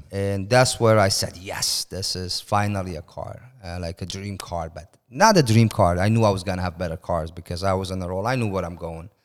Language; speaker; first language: English; non-native, fluent; Persian